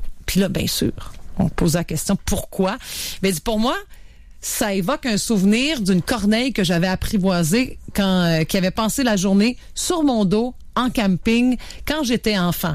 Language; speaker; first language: French; native; French